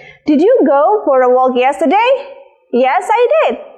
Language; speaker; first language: English; non-native, fluent; Indonesian